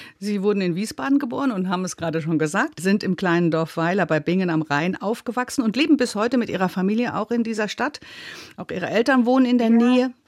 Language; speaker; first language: German; native; German